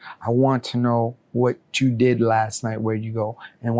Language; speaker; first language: English; native; English